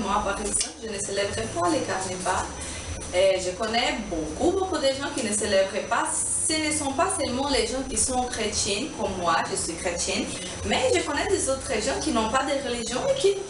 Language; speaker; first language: French; non-native, learner; Portuguese